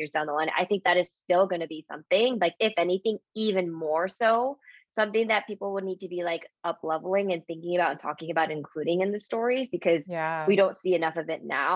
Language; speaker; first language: English; native; English